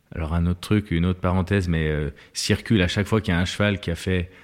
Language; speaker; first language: French; native; French